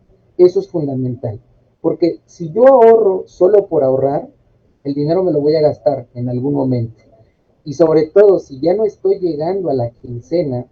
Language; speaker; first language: Spanish; native; Spanish